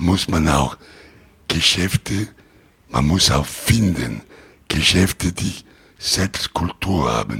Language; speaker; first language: German; non-native, learner; Italian